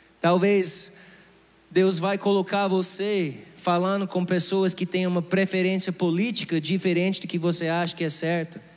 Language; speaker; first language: Portuguese; non-native, fluent; English